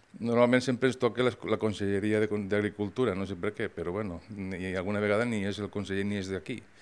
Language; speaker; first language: Catalan; native; Catalan